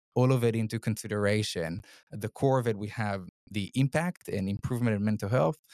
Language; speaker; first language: English; non-native, fluent; Hebrew